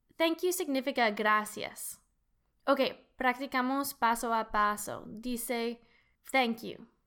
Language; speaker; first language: Spanish; non-native, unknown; English